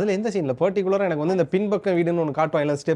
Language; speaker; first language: Tamil; native; Tamil